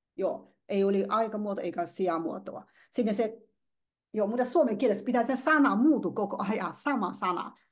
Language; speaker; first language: Finnish; non-native, learner; Chinese